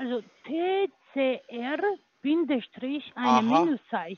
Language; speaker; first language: German; non-native, learner; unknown